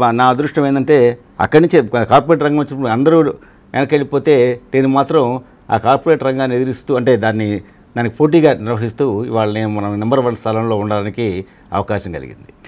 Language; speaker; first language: Telugu; non-native, local second language; Malayalam